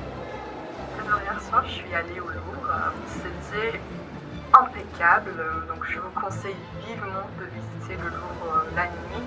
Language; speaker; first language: French; non-native, fluent; Turkish